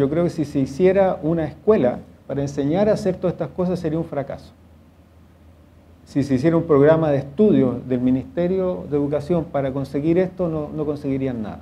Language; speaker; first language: Spanish; native; Spanish